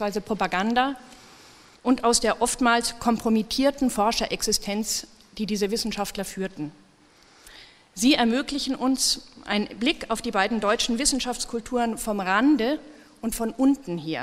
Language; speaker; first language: German; native; German